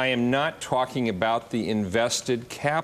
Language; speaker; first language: English; native; English